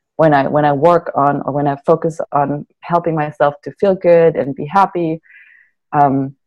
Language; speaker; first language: English; non-native, fluent; German